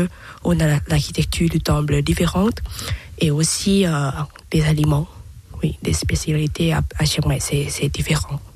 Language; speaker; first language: French; non-native, learner; Thai